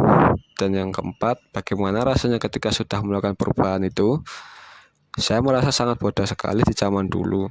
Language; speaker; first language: Indonesian; native; Indonesian